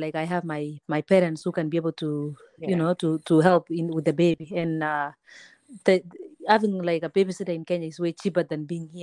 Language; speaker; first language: English; non-native, local second language; Kalenjin